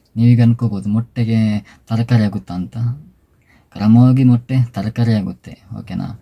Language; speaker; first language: Kannada; non-native, local second language; Tulu